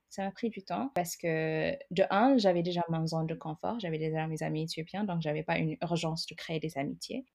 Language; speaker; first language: French; non-native, fluent; Amharic